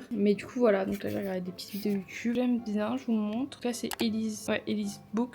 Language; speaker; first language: French; native; French